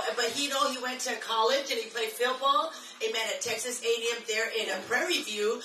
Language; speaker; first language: English; native; English